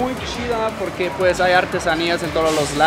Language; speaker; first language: Spanish; non-native, fluent; German